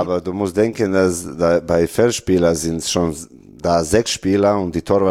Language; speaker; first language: German; non-native, learner; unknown